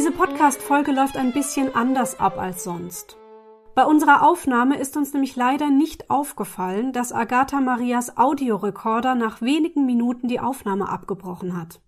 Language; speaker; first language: German; native; German